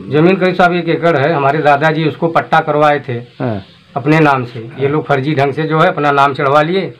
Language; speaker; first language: Hindi; native; Hindi